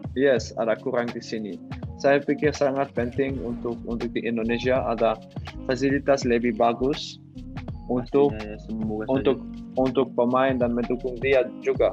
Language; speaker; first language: Indonesian; non-native, learner; Dutch